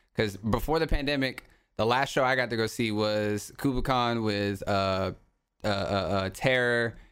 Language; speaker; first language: English; native; English